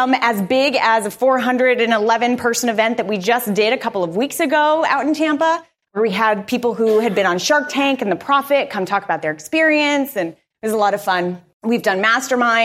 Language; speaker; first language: English; native; English